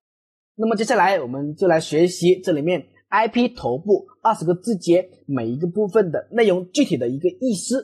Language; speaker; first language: Chinese; native; Chinese